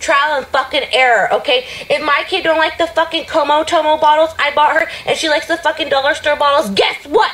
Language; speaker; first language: English; native; English